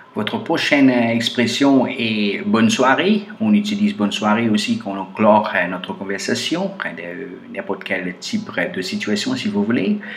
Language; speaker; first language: French; non-native, fluent; Portuguese